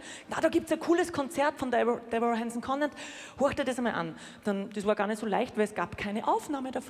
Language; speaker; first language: German; native; German